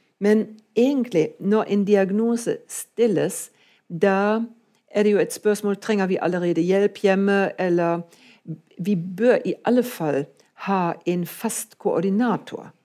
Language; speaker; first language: Norwegian; non-native, fluent; German